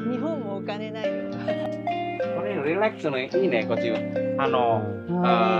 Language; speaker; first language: Japanese; non-native, learner; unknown